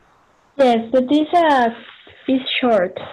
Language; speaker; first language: English; non-native, learner; Spanish